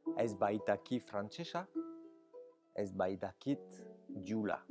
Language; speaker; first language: Basque; native; Basque